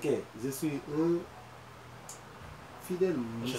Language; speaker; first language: French; non-native, learner; Wolof